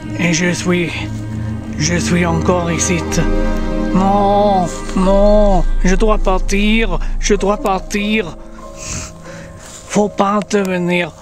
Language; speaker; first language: French; non-native, learner; English